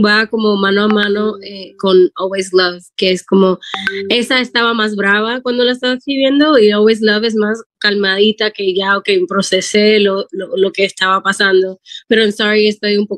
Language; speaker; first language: Spanish; early bilingual, heritage; Spanish